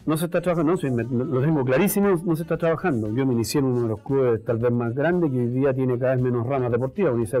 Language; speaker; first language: Spanish; native; Spanish